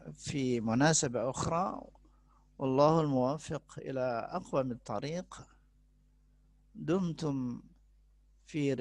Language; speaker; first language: Arabic; non-native, fluent; Indonesian